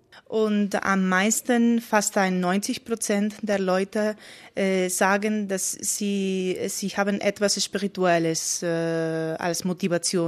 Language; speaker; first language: German; non-native, fluent; Spanish